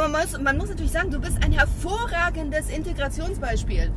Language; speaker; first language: German; early bilingual, other home language; Bosnian